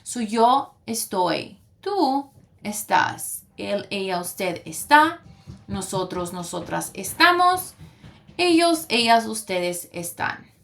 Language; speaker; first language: Spanish; early bilingual, other home language; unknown